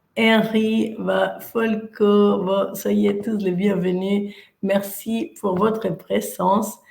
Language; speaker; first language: French; non-native, fluent; Spanish